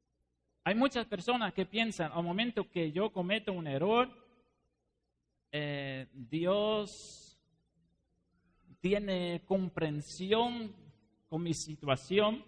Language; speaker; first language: Spanish; non-native, fluent; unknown